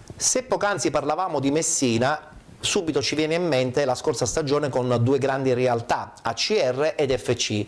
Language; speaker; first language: Italian; native; Italian